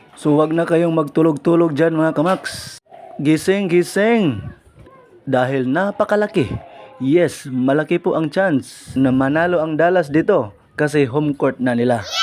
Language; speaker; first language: Filipino; non-native, local second language; Cebuano